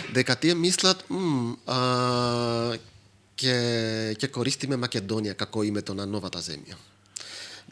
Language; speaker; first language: Macedonian; non-native, fluent; Greek